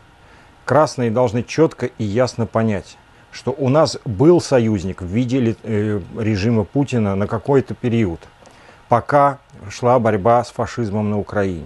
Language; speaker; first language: Russian; native; Russian